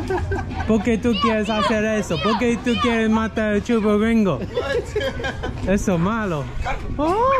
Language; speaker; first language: Spanish; non-native, learner; English